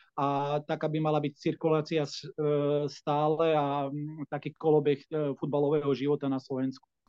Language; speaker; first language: Slovak; native; Slovak